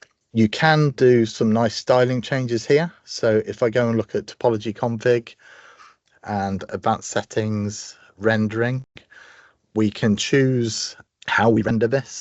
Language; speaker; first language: English; native; English